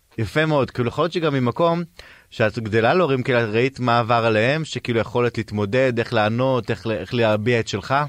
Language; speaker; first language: Hebrew; native; Hebrew